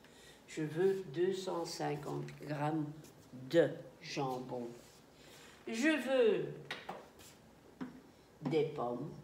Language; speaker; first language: French; non-native, fluent; Dutch